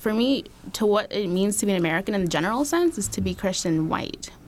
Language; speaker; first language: English; early bilingual, other home language; Arabic